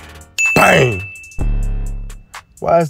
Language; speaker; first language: English; native; English